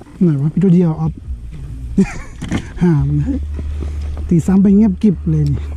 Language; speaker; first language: Thai; non-native, local second language; Northeastern Thai